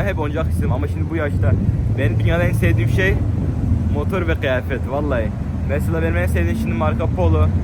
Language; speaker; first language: Turkish; early bilingual, heritage; Turkish